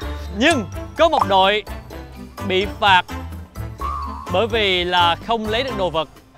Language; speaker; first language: Vietnamese; native; Vietnamese